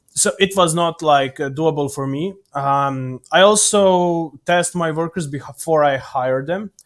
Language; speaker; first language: English; non-native, fluent; Serbian